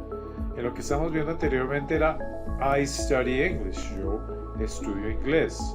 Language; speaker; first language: Spanish; non-native, fluent; English